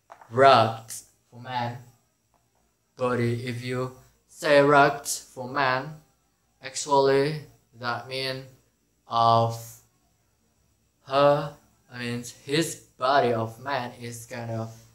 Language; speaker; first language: English; non-native, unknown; Indonesian